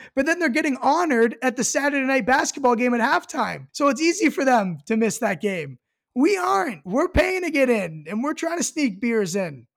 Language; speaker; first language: English; native; English